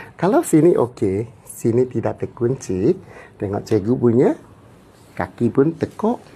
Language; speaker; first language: Malay; non-native, local second language; Cantonese